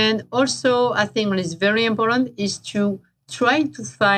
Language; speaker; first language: English; non-native, fluent; French